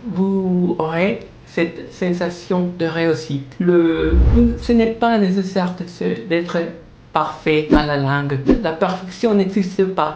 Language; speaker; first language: French; non-native, learner; Spanish